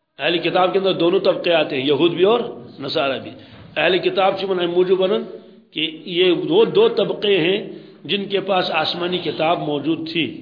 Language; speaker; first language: Urdu; native; Urdu